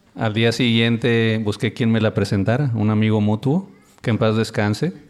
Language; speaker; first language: Spanish; native; Spanish